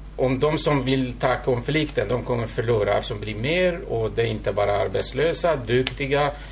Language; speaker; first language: Swedish; non-native, fluent; Kurdish